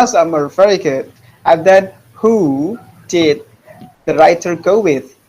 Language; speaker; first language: English; non-native, fluent; Indonesian